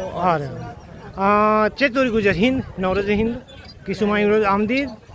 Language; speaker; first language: Persian; non-native, learner; Urdu